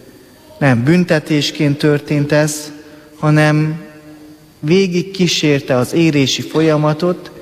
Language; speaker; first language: Hungarian; native; Hungarian